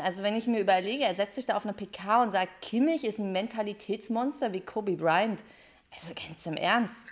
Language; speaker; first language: German; native; German